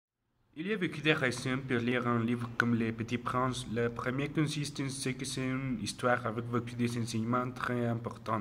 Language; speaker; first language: French; non-native, learner; Spanish